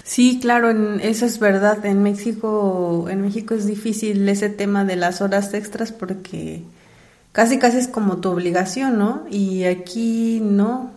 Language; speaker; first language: Spanish; native; Spanish